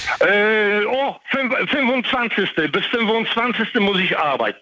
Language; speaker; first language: German; non-native, learner; Polish